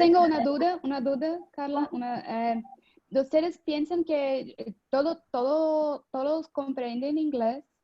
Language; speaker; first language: Spanish; non-native, fluent; Portuguese